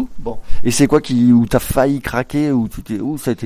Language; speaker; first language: French; native; French